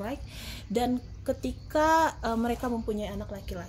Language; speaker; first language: Indonesian; native; Indonesian